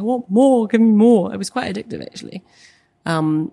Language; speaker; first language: English; native; English